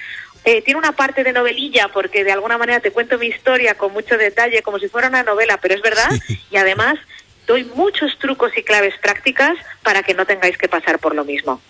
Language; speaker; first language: Spanish; native; Spanish